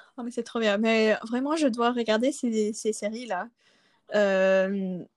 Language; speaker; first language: French; non-native, local second language; English